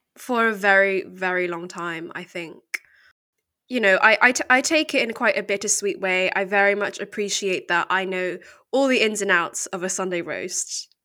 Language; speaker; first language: English; native; English